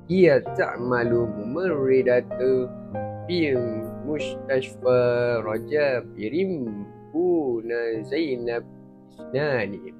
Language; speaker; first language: Arabic; non-native, learner; Malay